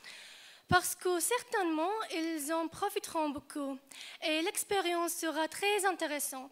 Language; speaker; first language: French; non-native, fluent; Arabic